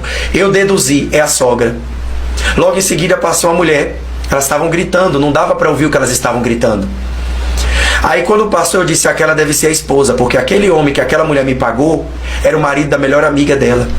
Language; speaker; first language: Portuguese; native; Portuguese